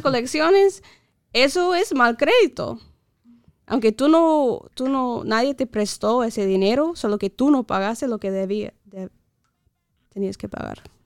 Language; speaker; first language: Spanish; non-native, fluent; English